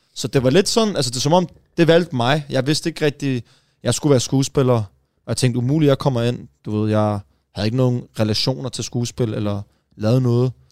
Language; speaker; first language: Danish; early bilingual, other home language; Persian